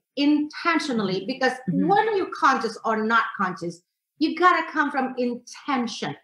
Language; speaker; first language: English; non-native, fluent; Indonesian